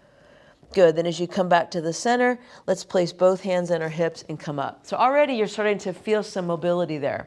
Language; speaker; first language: English; native; English